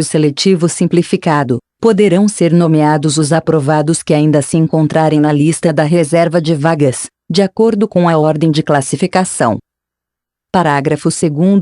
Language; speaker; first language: Portuguese; native; Portuguese